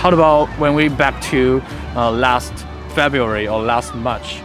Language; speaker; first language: English; non-native, fluent; Chinese